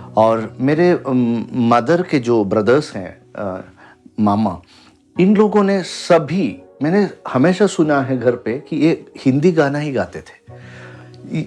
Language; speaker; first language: Hindi; non-native, local second language; Malayalam